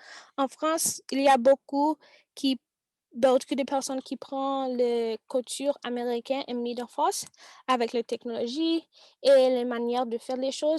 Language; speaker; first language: French; non-native, learner; English